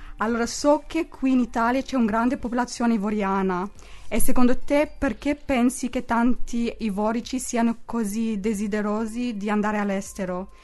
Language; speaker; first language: Italian; non-native, fluent; English